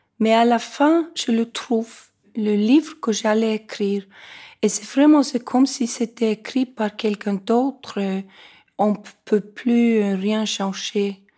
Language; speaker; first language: French; non-native, fluent; Icelandic